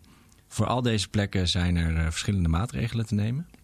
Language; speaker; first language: Dutch; native; Dutch